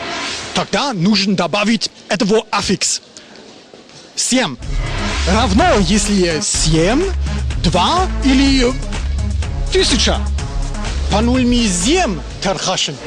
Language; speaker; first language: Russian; non-native, learner; German